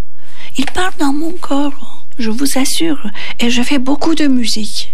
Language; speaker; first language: French; non-native, fluent; Turkish